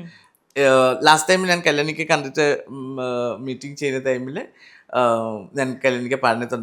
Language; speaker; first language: Malayalam; non-native, learner; Assamese